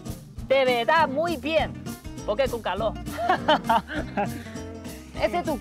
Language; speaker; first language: Spanish; non-native, learner; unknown